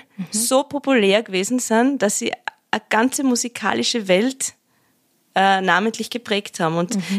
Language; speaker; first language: German; native; German